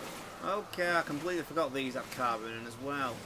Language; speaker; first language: English; native; English